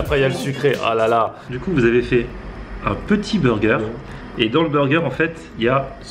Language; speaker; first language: French; native; French